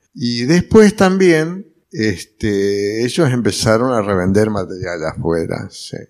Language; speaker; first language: Spanish; early bilingual, other home language; Italian